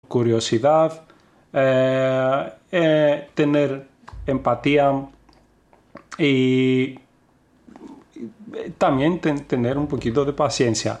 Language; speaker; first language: Spanish; non-native, fluent; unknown